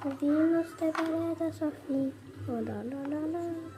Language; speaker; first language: Swedish; early bilingual, other home language; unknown